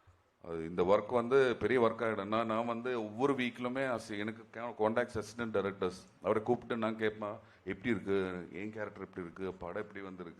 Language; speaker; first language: Tamil; non-native, learner; Malayalam